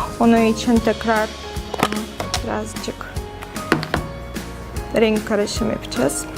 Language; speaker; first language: Turkish; non-native, fluent; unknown